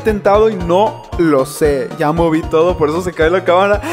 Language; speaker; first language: Spanish; native; Spanish